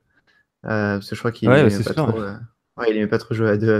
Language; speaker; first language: French; native; French